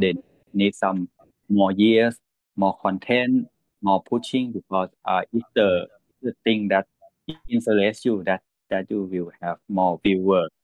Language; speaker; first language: English; non-native, learner; Thai